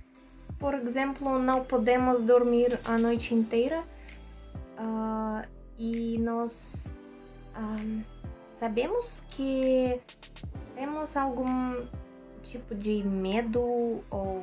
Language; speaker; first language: Portuguese; non-native, learner; Russian